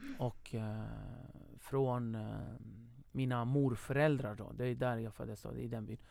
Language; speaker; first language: Swedish; early bilingual, other home language; Kurdish